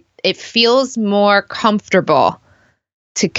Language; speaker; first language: English; native; English